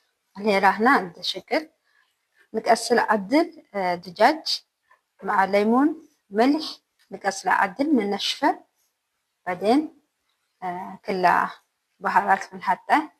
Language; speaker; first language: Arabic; non-native, learner; Amharic